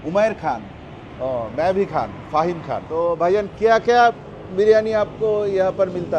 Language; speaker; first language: Hindi; non-native, fluent; Bangla